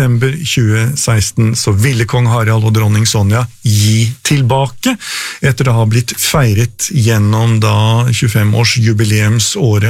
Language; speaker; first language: Norwegian; native; Norwegian